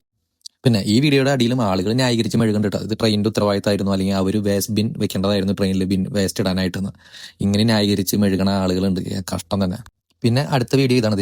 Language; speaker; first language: Malayalam; native; Malayalam